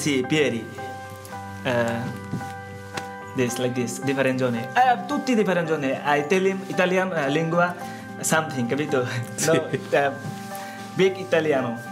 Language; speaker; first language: Italian; non-native, learner; Bangla